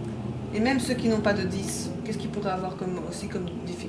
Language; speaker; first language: French; native; French